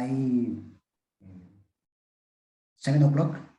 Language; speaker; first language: English; non-native, learner; Spanish